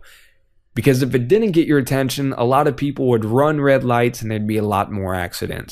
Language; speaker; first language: English; native; English